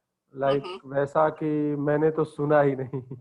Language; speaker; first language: Hindi; native; Hindi